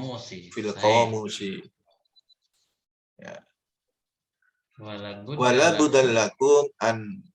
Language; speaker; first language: Arabic; non-native, learner; Indonesian